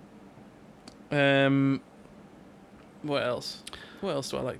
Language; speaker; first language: English; native; English